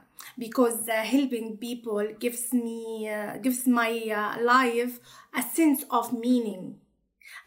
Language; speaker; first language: English; non-native, learner; Arabic